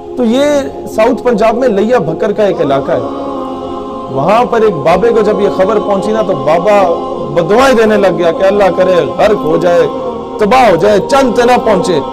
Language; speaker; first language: Urdu; non-native, local second language; Punjabi